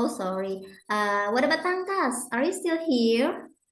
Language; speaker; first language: English; non-native, learner; Indonesian